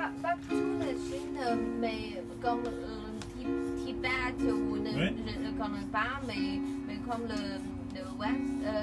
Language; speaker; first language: French; non-native, learner; Chinese